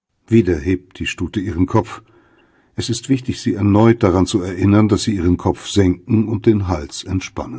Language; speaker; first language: German; native; German